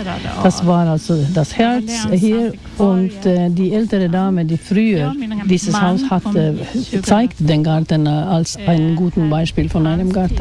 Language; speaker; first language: German; non-native, fluent; Swedish